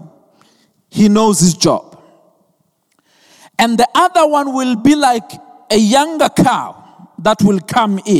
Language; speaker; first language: English; non-native, local second language; Venda